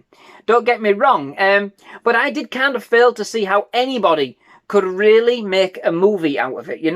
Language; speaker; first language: English; native; English